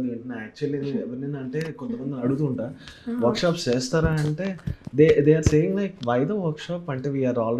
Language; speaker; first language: Telugu; native; Telugu